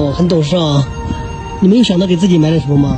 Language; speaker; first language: Chinese; native; Chinese